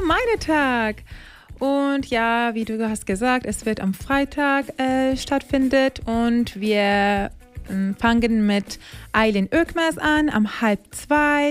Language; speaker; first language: German; non-native, fluent; Turkish